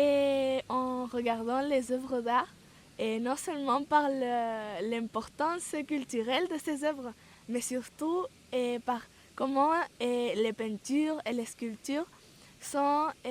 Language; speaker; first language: French; non-native, fluent; Spanish